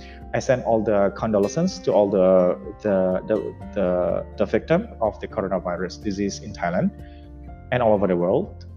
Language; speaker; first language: English; non-native, fluent; Indonesian